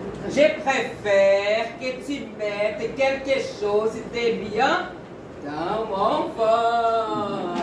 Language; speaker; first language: French; non-native, learner; Portuguese